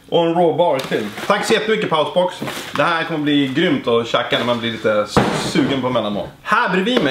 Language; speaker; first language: Swedish; native; Swedish